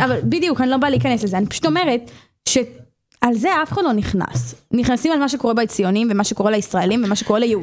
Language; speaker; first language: Hebrew; native; Hebrew